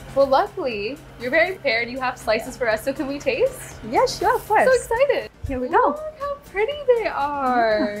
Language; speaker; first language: English; native; English